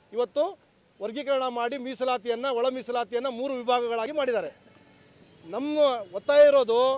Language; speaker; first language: Kannada; non-native, local second language; Lambadi